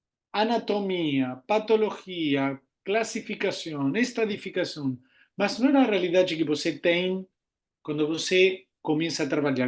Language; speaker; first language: Portuguese; non-native, learner; Spanish